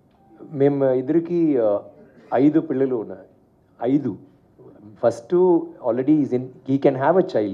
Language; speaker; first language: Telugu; non-native, learner; Tamil